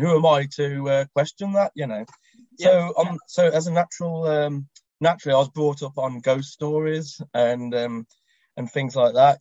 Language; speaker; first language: English; native; English